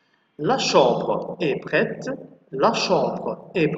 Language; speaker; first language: French; non-native, fluent; Arabic